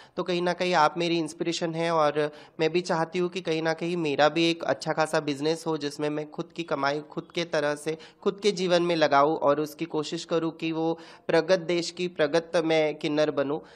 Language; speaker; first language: Hindi; non-native, local second language; Marathi